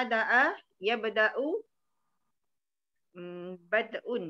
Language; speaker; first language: Arabic; non-native, learner; Malay